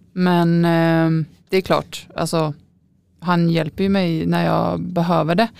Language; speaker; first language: Norwegian; non-native, learner; Swedish